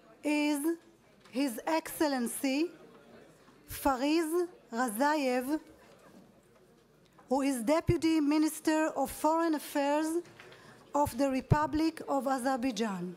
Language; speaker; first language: English; non-native, fluent; Hebrew